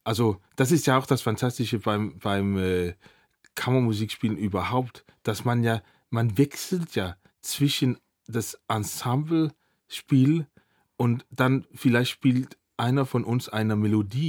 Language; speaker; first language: German; non-native, fluent; Danish